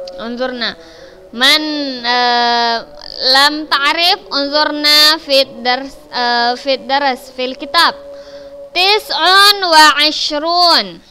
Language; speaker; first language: Arabic; non-native, fluent; Indonesian